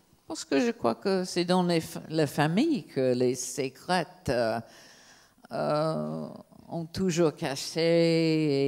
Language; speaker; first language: French; non-native, fluent; English